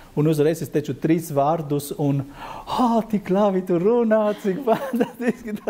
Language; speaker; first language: Latvian; non-native, fluent; Spanish